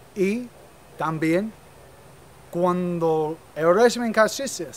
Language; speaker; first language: Spanish; non-native, fluent; English